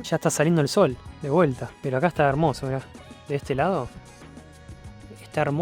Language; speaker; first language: Spanish; native; Spanish